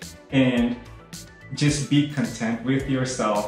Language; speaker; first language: English; non-native, fluent; Indonesian